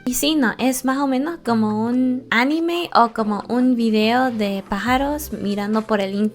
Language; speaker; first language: Spanish; early bilingual, heritage; Spanish